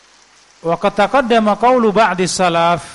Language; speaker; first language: Arabic; non-native, fluent; Indonesian